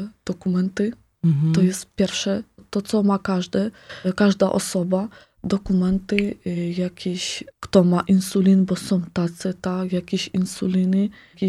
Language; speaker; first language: Polish; non-native, fluent; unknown